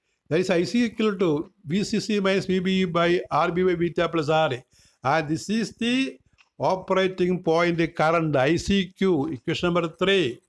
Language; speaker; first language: English; non-native, local second language; Malayalam